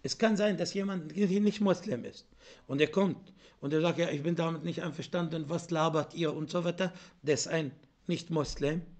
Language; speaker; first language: German; non-native, fluent; Arabic